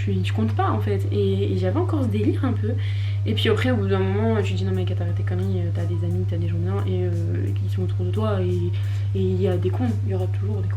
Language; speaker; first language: French; native; French